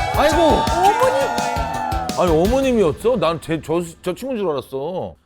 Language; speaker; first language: Korean; native; Korean